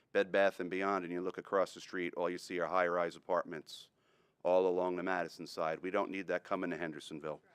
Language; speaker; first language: English; native; English